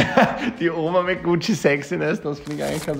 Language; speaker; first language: German; native; German